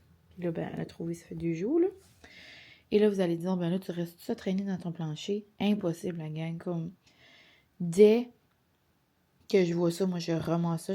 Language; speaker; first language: French; native; French